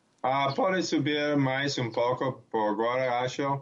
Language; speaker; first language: Portuguese; non-native, learner; English